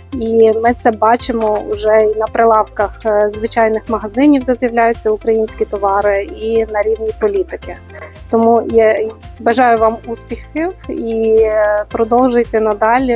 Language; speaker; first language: Ukrainian; native; Ukrainian